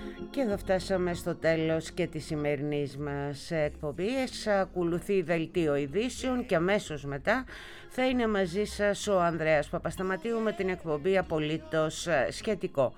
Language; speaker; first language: Greek; native; Greek